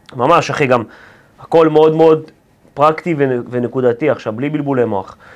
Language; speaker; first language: Hebrew; native; Hebrew